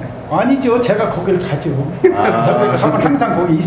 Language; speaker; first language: Korean; native; Korean